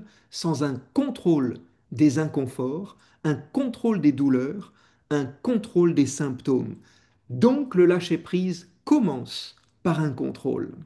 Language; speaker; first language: French; native; French